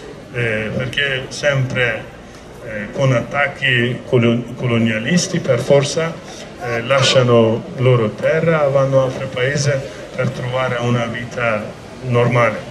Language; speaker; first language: Italian; non-native, learner; Kurdish